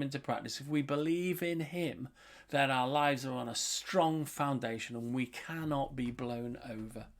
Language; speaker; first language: English; native; English